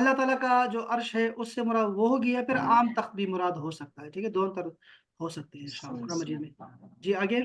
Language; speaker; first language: Urdu; native; Urdu